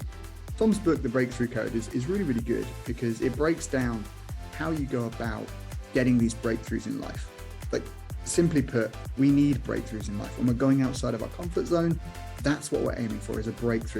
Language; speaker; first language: English; native; English